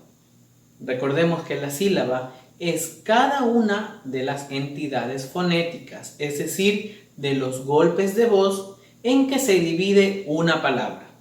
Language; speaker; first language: Spanish; native; Spanish